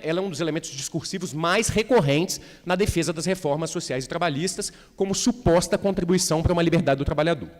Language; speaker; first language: Portuguese; native; Portuguese